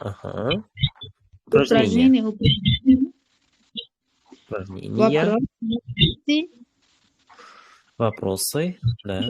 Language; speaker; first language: Russian; non-native, fluent; Uzbek